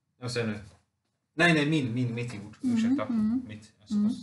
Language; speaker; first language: Swedish; non-native, fluent; Finnish